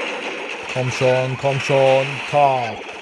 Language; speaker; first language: German; non-native, learner; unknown